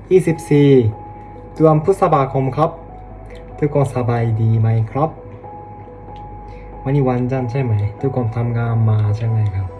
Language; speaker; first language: Thai; non-native, learner; Japanese